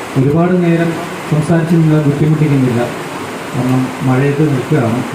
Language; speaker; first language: Malayalam; native; Malayalam